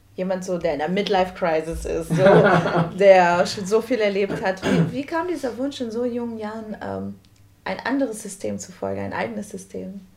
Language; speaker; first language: German; non-native, fluent; Portuguese